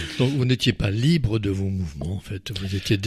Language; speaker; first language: French; native; French